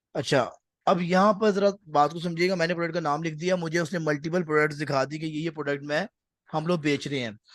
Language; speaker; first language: Urdu; non-native, local second language; Punjabi